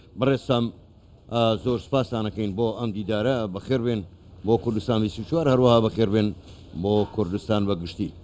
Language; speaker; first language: Central Kurdish; native; Central Kurdish